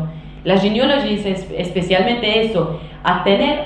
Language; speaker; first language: Spanish; non-native, fluent; Kurdish